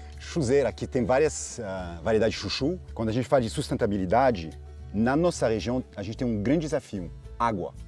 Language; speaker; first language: Portuguese; non-native, fluent; French